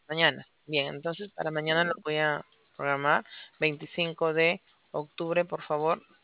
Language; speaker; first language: Spanish; native; Spanish